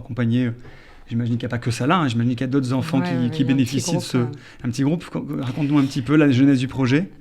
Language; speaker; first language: French; native; French